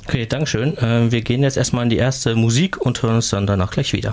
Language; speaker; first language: German; native; German